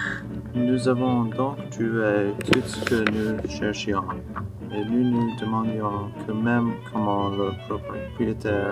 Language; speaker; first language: French; non-native, learner; English